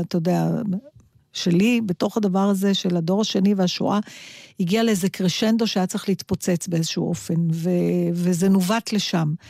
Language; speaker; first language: Hebrew; native; Hebrew